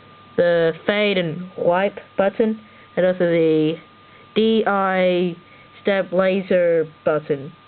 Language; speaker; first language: English; native; English